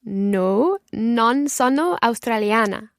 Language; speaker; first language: Italian; non-native, learner; English